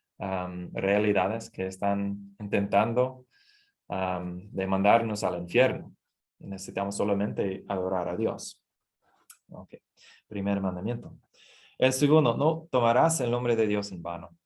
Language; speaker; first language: Spanish; non-native, fluent; English